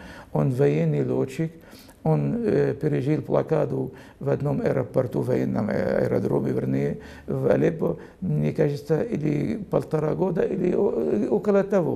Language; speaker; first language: Russian; non-native, fluent; Arabic